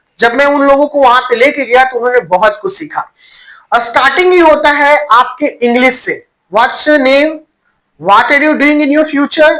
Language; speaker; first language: Hindi; native; Hindi